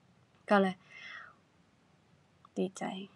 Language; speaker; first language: Thai; non-native, learner; Japanese